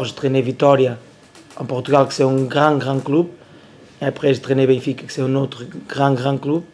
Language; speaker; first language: French; non-native, learner; Portuguese